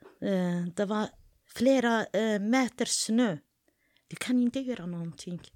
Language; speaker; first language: Swedish; non-native, fluent; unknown